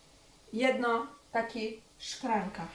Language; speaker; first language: Polish; non-native, learner; Chinese